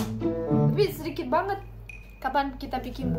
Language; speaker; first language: Indonesian; early bilingual, other home language; Russian